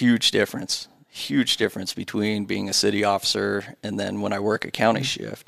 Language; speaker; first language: English; native; English